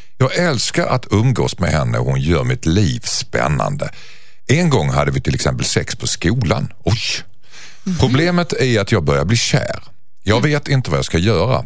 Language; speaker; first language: Swedish; native; Swedish